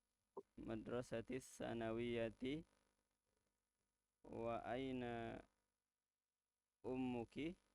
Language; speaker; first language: Arabic; non-native, learner; Indonesian